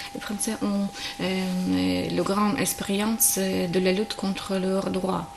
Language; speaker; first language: French; non-native, learner; Ukrainian